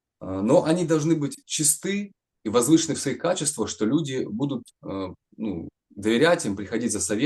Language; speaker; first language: Russian; native; Russian